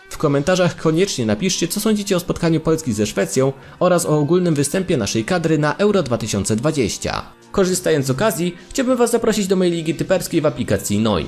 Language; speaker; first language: Polish; native; Polish